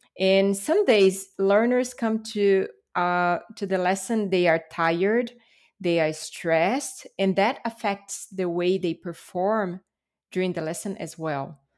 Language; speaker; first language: English; non-native, fluent; Portuguese